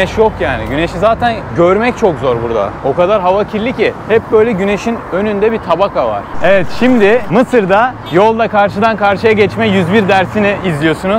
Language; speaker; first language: Turkish; native; Turkish